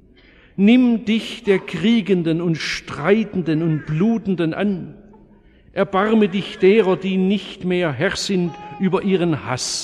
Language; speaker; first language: German; native; German